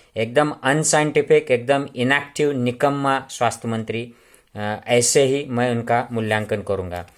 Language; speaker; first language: Hindi; non-native, local second language; Marathi